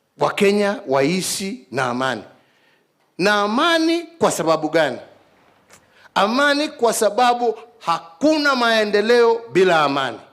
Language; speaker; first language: Swahili; non-native, local second language; Kikuyu